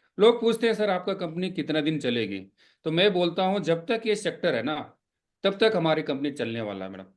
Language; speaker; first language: Hindi; non-native, local second language; Kannada